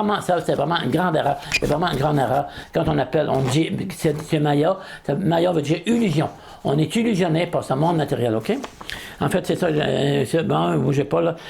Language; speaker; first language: French; native; French